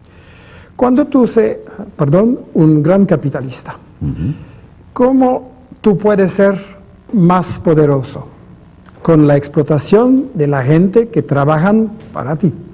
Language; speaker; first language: Spanish; non-native, fluent; French